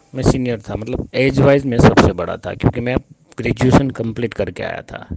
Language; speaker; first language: Hindi; non-native, local second language; Gujarati